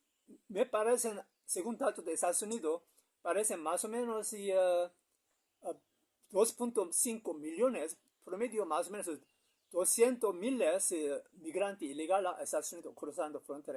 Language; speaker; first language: Spanish; non-native, learner; Korean